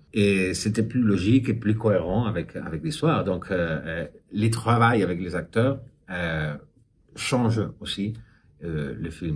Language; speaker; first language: French; non-native, fluent; Spanish